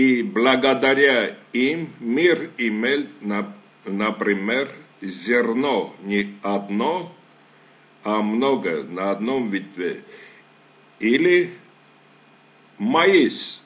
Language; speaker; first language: Russian; non-native, fluent; Armenian